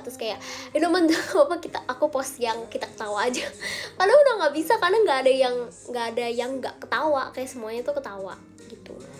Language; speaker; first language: Indonesian; native; Indonesian